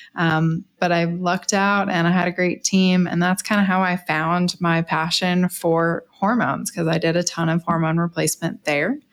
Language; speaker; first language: English; native; English